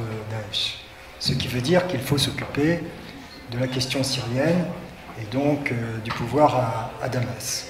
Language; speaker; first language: French; native; French